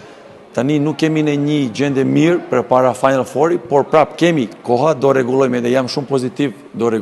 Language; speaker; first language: Albanian; non-native, learner; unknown